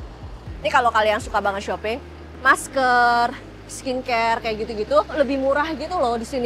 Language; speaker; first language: Indonesian; native; Indonesian